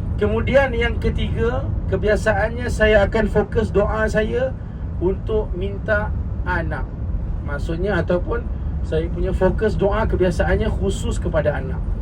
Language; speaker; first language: Malay; native; Malay